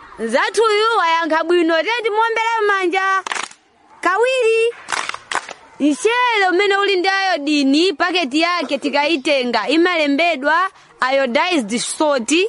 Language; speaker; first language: Nyanja; non-native, local second language; Tumbuka